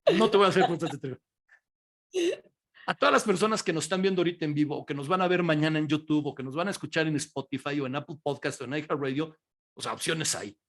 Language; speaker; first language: Spanish; native; Spanish